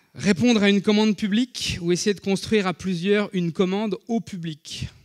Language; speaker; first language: French; native; French